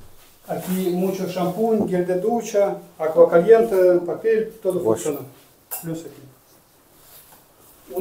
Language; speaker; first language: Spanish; non-native, learner; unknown